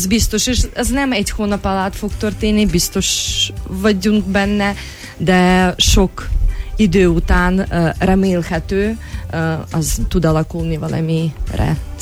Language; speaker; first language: Hungarian; non-native, learner; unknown